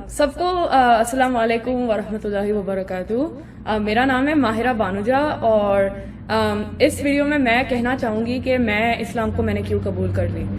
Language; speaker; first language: Urdu; non-native, fluent; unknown